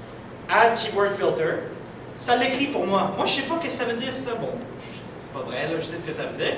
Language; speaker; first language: French; native; French